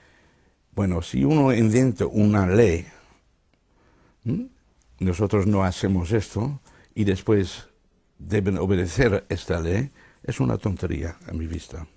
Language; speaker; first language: Spanish; non-native, fluent; Dutch